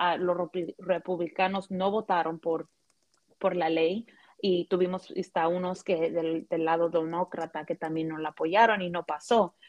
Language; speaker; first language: Spanish; early bilingual, heritage; Spanish